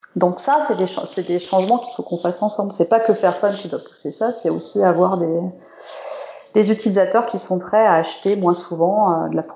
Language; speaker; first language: French; native; French